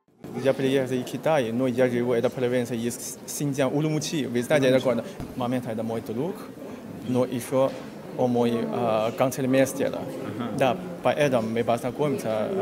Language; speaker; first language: Russian; non-native, learner; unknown